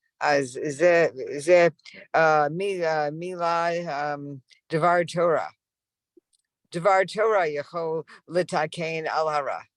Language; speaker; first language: Hebrew; non-native, learner; English